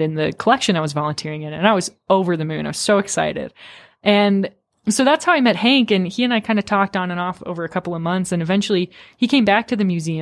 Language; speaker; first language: English; native; English